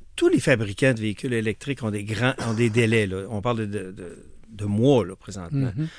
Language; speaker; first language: French; native; French